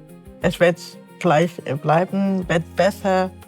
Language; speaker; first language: German; non-native, learner; Arabic